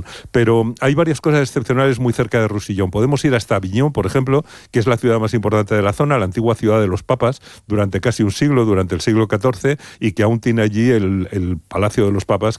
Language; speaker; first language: Spanish; native; Spanish